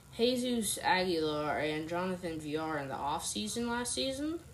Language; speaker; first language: English; native; English